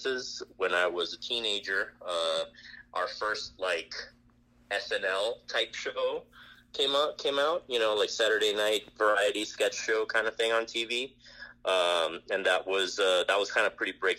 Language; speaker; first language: English; non-native, fluent; Spanish